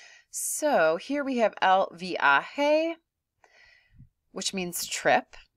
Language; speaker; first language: English; native; English